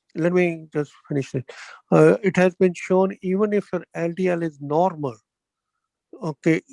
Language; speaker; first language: English; non-native, local second language; Punjabi